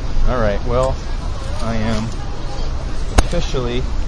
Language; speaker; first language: English; native; English